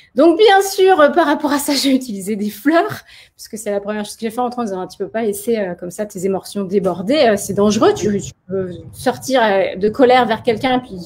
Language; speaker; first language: French; native; French